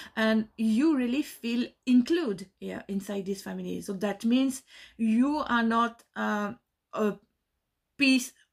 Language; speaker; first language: English; non-native, learner; French